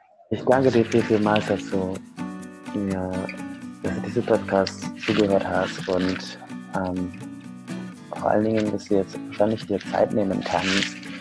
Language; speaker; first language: German; non-native, fluent; Sundanese